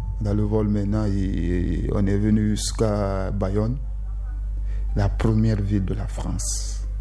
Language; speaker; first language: French; non-native, local second language; Susu